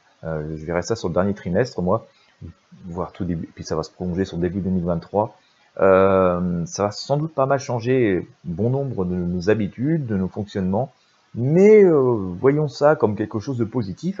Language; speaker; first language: French; native; French